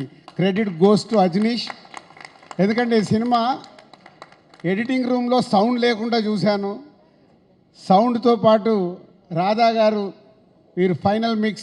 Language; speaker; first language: Telugu; native; Telugu